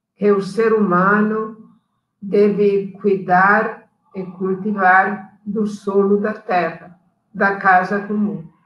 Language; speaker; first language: Portuguese; non-native, fluent; Italian